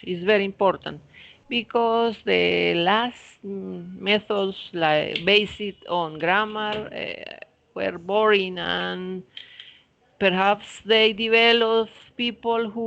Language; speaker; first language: English; non-native, fluent; Spanish